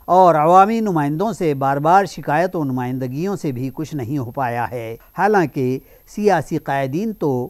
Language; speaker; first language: Hindi; non-native, local second language; Urdu